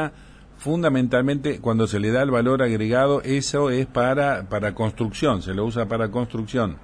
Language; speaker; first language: Spanish; native; Spanish